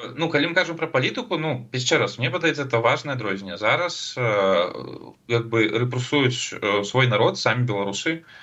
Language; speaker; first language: Belarusian; non-native, local second language; Russian